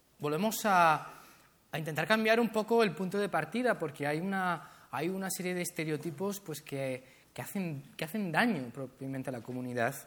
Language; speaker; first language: Spanish; native; Spanish